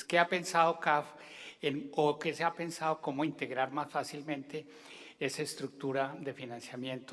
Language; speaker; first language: Spanish; native; Spanish